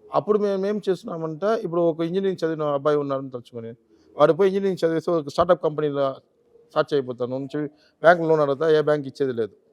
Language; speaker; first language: Telugu; native; Telugu